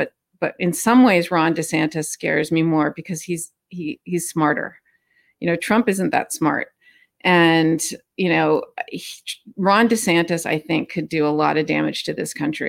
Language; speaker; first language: English; native; English